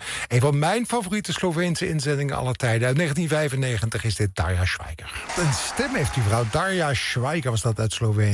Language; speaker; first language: Dutch; native; Dutch